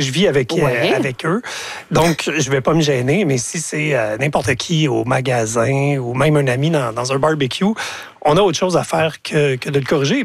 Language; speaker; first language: French; native; French